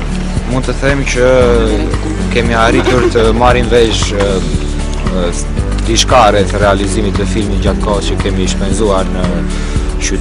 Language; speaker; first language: Albanian; native; Albanian